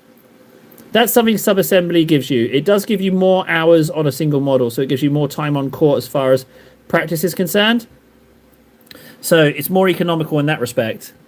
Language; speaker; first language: English; native; English